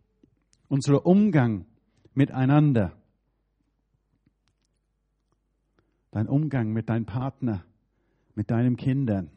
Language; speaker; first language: German; non-native, fluent; English